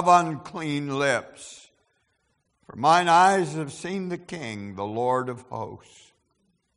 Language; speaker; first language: English; native; English